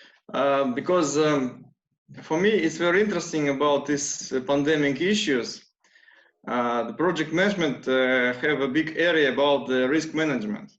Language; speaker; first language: English; non-native, learner; Russian